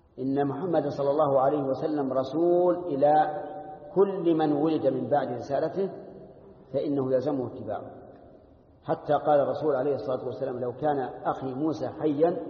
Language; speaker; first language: Arabic; native; Arabic